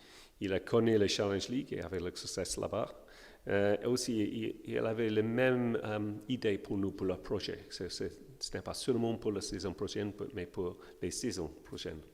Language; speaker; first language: French; non-native, learner; English